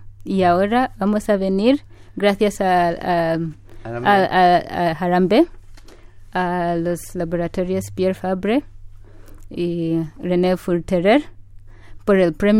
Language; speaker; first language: Spanish; non-native, fluent; Ganda